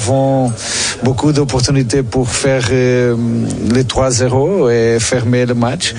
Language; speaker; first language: French; non-native, learner; Portuguese